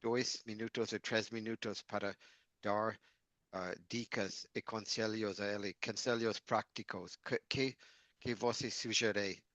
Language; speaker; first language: Portuguese; non-native, learner; English